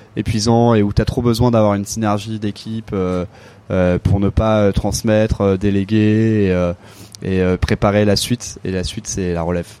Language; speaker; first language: French; native; French